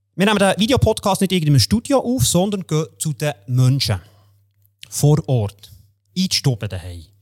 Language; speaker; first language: German; native; German